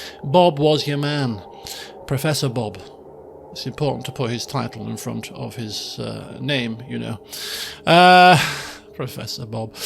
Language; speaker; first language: English; native; English